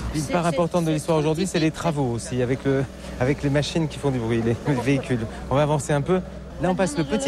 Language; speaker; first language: French; native; French